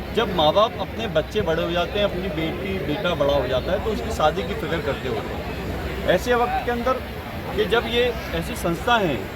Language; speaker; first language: Hindi; non-native, local second language; Gujarati